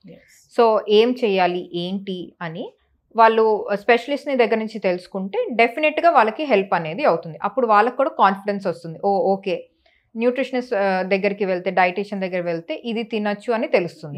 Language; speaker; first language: Telugu; native; Telugu